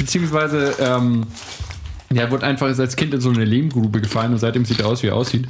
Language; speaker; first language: German; native; German